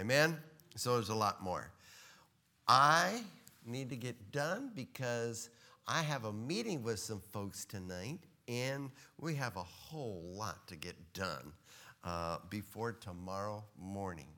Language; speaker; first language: English; native; English